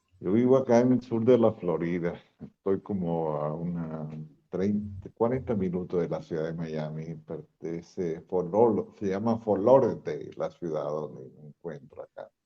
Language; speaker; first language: Spanish; native; Spanish